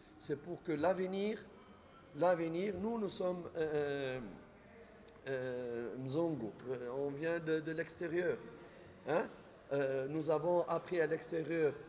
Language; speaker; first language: French; non-native, local second language; Arabic